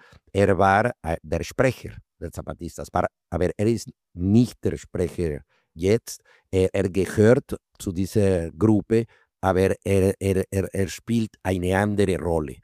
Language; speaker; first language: German; non-native, fluent; Spanish